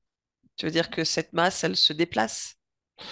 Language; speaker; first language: French; native; French